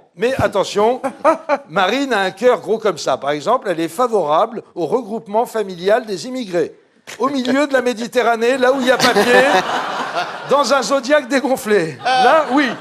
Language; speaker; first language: French; native; French